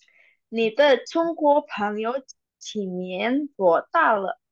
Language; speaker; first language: Chinese; non-native, fluent; Indonesian